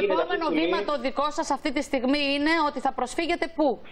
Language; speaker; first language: Greek; native; Greek